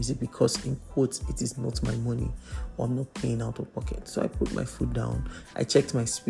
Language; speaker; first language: English; non-native, local second language; Yoruba